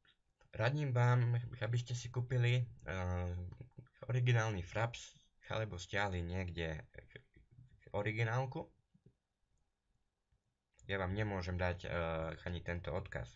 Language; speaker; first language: Slovak; native; Slovak